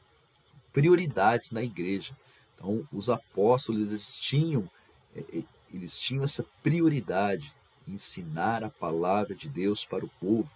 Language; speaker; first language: Portuguese; native; Portuguese